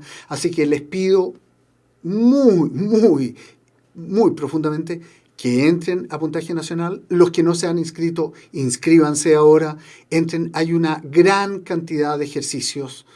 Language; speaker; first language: Spanish; native; Spanish